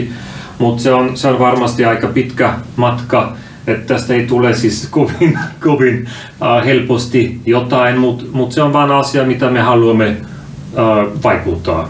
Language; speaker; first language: Finnish; non-native, fluent; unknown